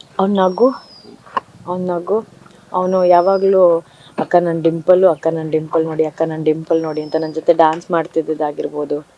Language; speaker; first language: Kannada; native; Kannada